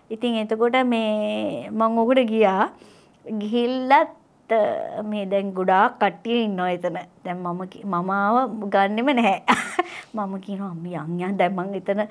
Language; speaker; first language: Sinhala; native; Sinhala